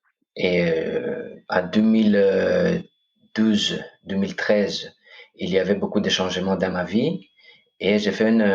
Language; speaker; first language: French; non-native, fluent; Greek